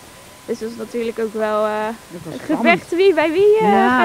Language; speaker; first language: Dutch; native; Dutch